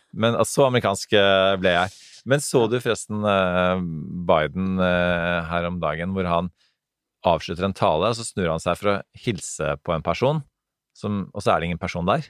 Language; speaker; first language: Norwegian; native; Norwegian